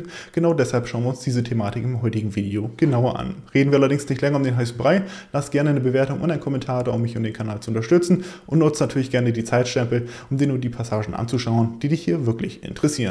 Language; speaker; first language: German; native; German